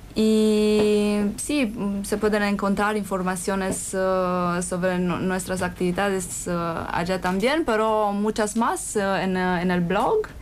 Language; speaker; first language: Spanish; non-native, fluent; Romanian